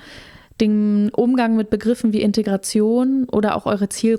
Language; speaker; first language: German; native; German